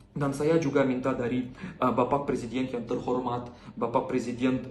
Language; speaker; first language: Indonesian; non-native, learner; Russian